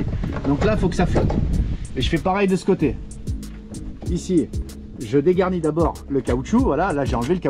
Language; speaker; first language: French; native; French